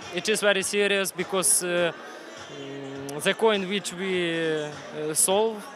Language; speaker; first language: English; non-native, learner; Ukrainian